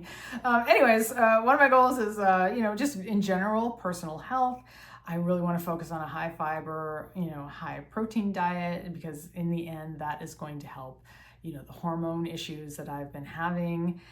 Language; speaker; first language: English; native; English